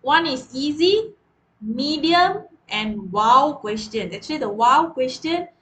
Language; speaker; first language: English; non-native, local second language; Malay